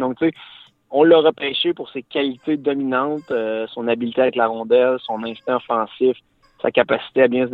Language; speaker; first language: French; native; French